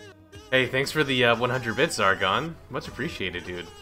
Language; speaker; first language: English; native; English